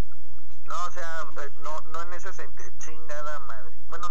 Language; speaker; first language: Spanish; native; Spanish